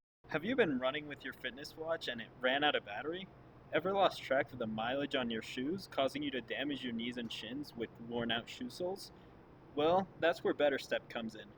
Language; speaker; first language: English; native; English